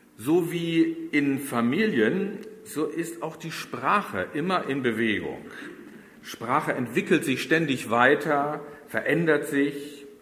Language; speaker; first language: German; native; German